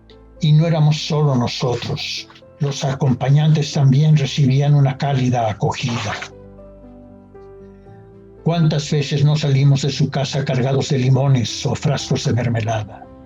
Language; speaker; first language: Spanish; native; Spanish